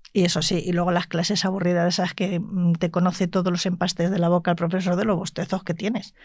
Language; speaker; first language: Spanish; native; Spanish